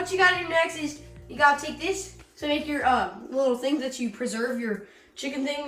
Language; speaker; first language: English; native; English